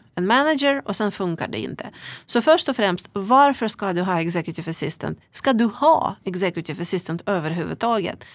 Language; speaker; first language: Swedish; non-native, fluent; Russian